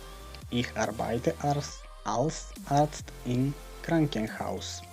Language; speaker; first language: German; non-native, fluent; Macedonian